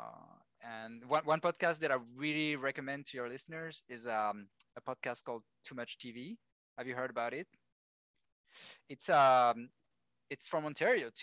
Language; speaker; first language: English; non-native, fluent; French